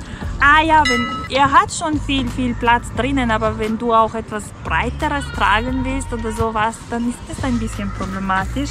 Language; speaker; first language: German; non-native, fluent; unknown